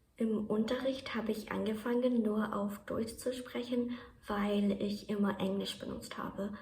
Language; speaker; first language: German; non-native, fluent; Japanese